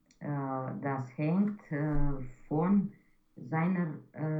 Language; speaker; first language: German; non-native, learner; Romanian